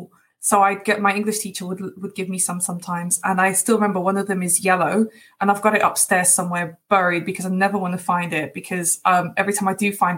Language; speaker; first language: English; early bilingual, other home language; Portuguese